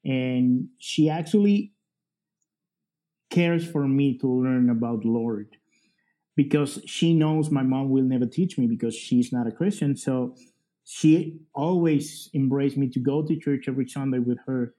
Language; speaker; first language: English; non-native, fluent; Spanish